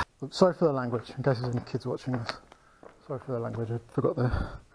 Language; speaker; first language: English; native; English